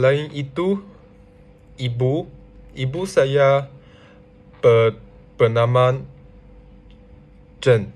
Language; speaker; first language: Indonesian; non-native, learner; Chinese